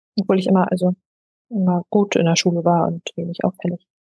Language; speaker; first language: German; native; German